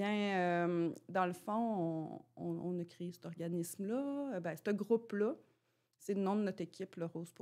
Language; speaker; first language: French; native; French